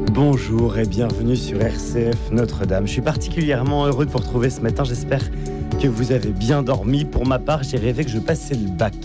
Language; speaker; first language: French; native; French